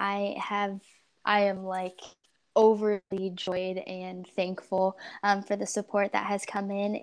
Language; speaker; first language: English; native; English